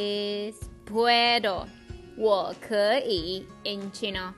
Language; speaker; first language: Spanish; non-native, learner; Chinese